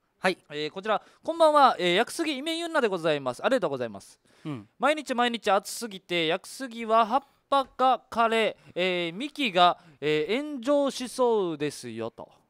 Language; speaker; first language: Japanese; native; Japanese